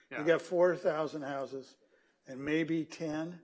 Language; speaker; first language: English; native; English